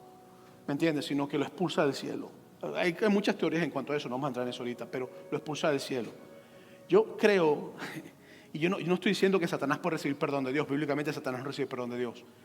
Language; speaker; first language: Spanish; native; Spanish